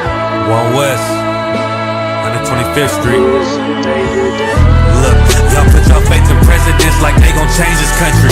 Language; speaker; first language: English; native; English